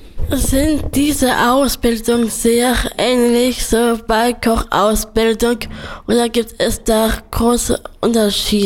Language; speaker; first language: German; non-native, learner; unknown